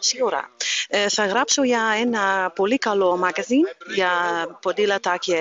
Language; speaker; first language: Greek; non-native, learner; Dutch